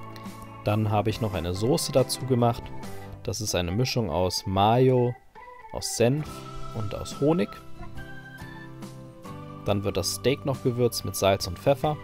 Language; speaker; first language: German; native; German